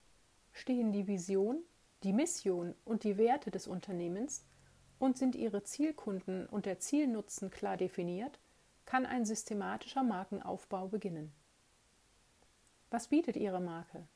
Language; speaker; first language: German; native; German